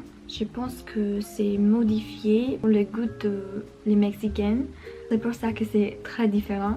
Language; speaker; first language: French; non-native, learner; Spanish